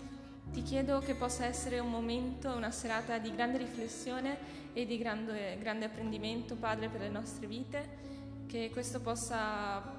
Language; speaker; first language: Italian; native; Italian